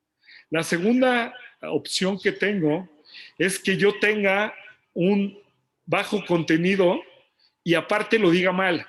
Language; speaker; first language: Spanish; native; Spanish